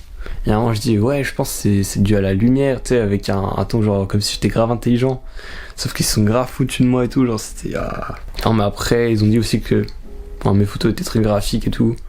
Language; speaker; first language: French; native; French